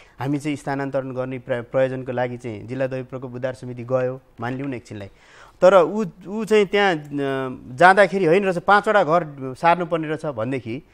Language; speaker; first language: Nepali; native; Nepali